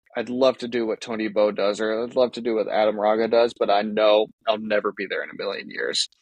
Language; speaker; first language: English; native; English